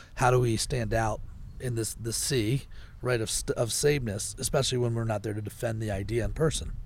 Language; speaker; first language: English; native; English